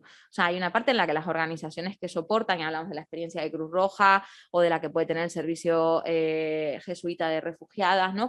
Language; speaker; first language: Spanish; native; Spanish